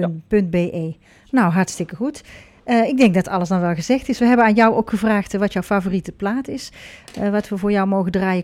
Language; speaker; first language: Dutch; native; Dutch